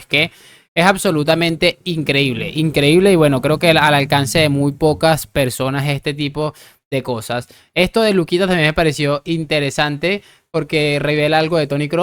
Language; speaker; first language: Spanish; native; Spanish